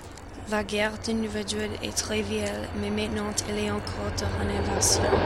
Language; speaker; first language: French; non-native, learner; English